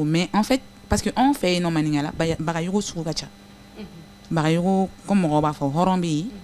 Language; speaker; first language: French; non-native, local second language; Bambara